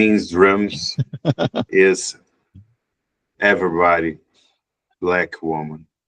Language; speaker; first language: English; non-native, learner; Portuguese